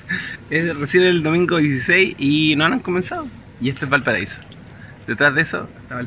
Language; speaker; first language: Spanish; native; Spanish